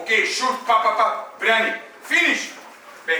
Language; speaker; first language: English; non-native, fluent; Indonesian